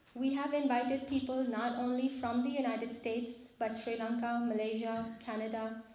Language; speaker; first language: English; non-native, local second language; Urdu